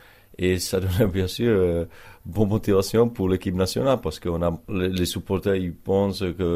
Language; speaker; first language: French; non-native, learner; Czech